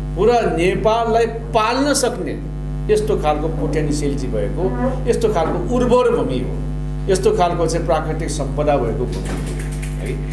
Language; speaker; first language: Nepali; non-native, local second language; Limburgish